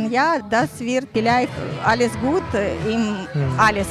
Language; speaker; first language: German; non-native, learner; Ukrainian